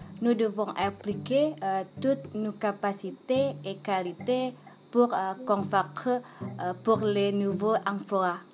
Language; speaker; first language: French; non-native, learner; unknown